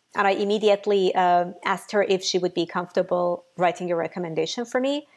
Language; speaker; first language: English; non-native, fluent; Persian